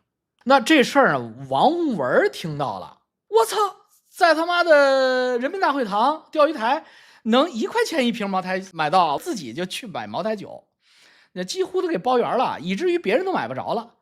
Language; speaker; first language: Chinese; native; Chinese